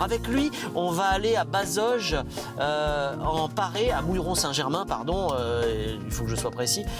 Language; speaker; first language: French; native; French